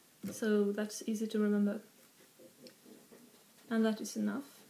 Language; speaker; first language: English; non-native, fluent; Swedish